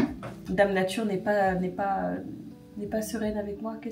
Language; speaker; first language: French; native; French